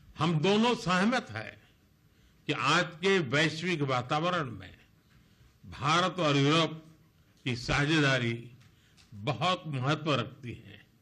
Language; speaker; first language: Hindi; non-native, local second language; Gujarati